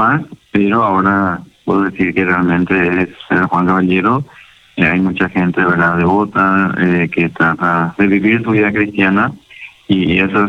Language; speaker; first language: Spanish; native; Spanish